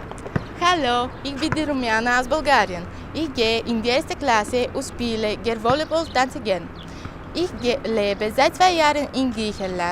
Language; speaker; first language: German; non-native, learner; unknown